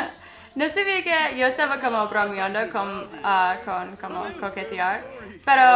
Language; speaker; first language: Spanish; non-native, learner; English